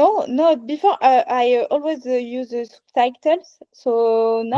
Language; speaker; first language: English; non-native, learner; French